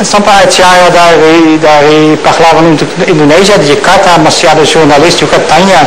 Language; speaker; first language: Indonesian; non-native, fluent; Dutch